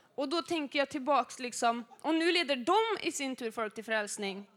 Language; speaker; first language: Swedish; native; Swedish